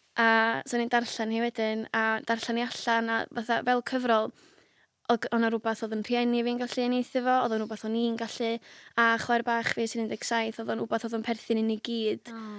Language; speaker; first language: Welsh; native; Welsh